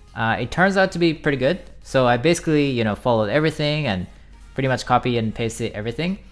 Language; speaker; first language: English; non-native, fluent; Japanese